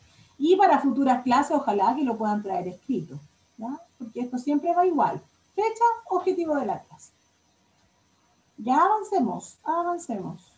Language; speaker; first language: Spanish; native; Spanish